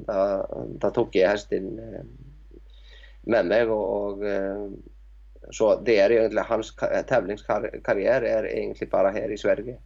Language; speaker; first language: Swedish; non-native, learner; Icelandic